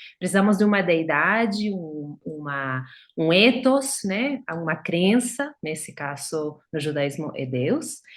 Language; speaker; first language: Portuguese; non-native, fluent; Spanish